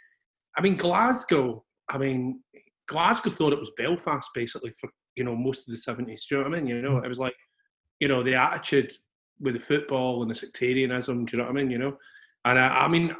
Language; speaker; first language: English; native; English